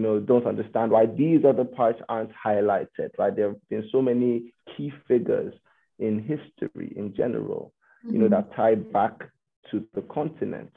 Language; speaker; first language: English; non-native, local second language; Yoruba